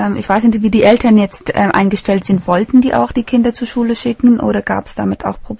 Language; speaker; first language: German; native; German